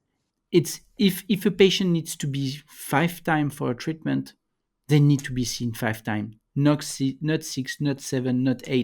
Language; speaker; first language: English; non-native, fluent; French